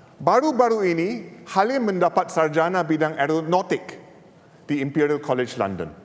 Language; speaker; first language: Malay; non-native, local second language; English